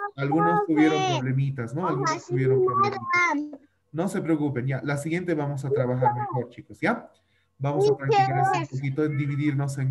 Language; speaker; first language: Spanish; native; Spanish